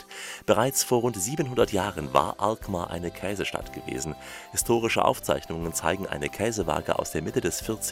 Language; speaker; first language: German; native; German